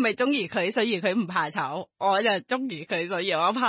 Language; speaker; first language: Cantonese; non-native, fluent; Thai